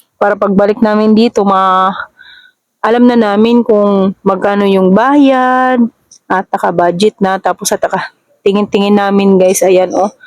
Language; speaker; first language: Filipino; non-native, local second language; Cebuano